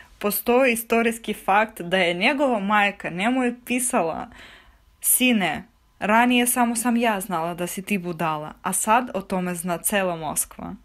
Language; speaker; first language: Bosnian; non-native, fluent; Russian